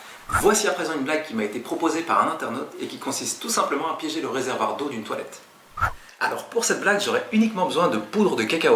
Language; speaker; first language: French; native; French